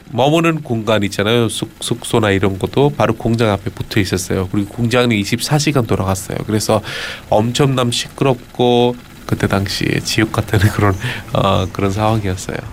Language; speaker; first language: Korean; non-native, fluent; Bangla